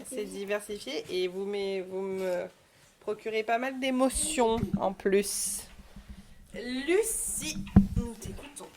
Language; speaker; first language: French; native; French